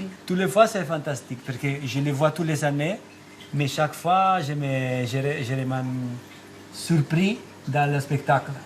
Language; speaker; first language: French; non-native, fluent; Italian